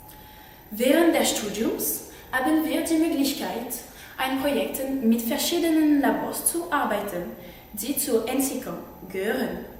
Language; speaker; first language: German; non-native, learner; French